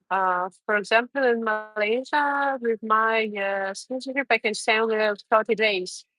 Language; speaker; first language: English; non-native, learner; Russian